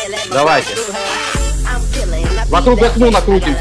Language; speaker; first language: Russian; native; Russian